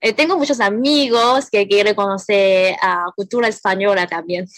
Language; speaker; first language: Spanish; non-native, learner; Cantonese